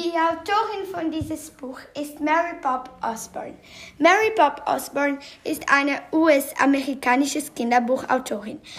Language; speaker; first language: German; non-native, learner; Portuguese